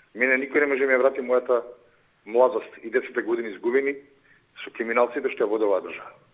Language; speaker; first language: Macedonian; native; Macedonian